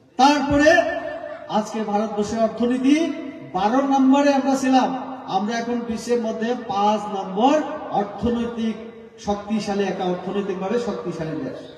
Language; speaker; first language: Bangla; non-native, local second language; Kok Borok